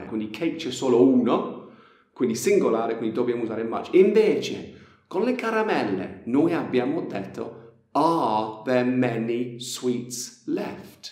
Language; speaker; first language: Italian; non-native, fluent; English